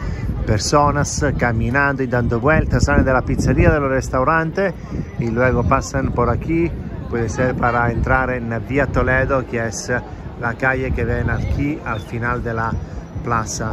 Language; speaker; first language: Spanish; non-native, fluent; Italian